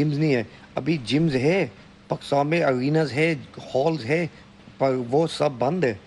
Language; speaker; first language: Hindi; early bilingual, heritage; Hindi